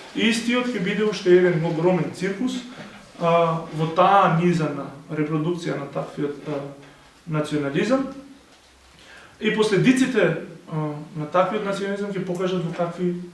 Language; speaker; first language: Macedonian; non-native, local second language; Albanian